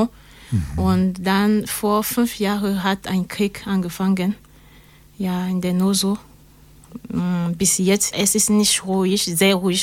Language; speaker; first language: German; non-native, learner; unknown